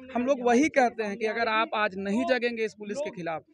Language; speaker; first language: Hindi; native; Hindi